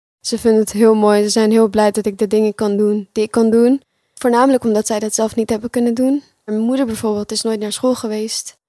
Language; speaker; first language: Dutch; early bilingual, other home language; Pashto